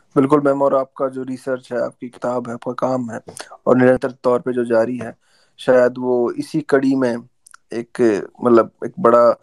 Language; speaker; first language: Hindi; native; Hindi